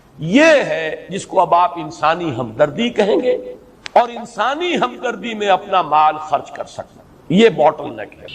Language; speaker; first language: Urdu; native; Urdu